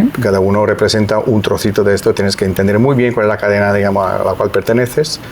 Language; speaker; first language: Spanish; non-native, fluent; Italian